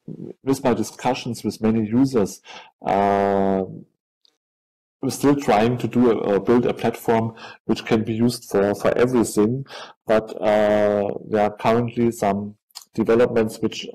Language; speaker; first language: English; non-native, fluent; German